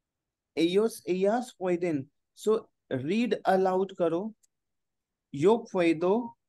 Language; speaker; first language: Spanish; non-native, fluent; Hindi